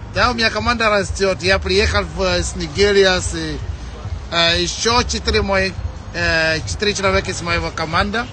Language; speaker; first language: Russian; non-native, fluent; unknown